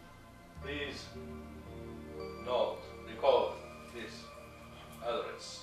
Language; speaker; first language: English; non-native, learner; Japanese